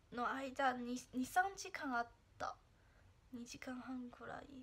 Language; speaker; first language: Japanese; non-native, fluent; Chinese